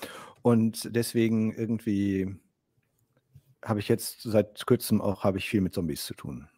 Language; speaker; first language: German; native; German